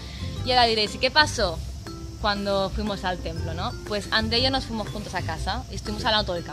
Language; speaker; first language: Spanish; native; Spanish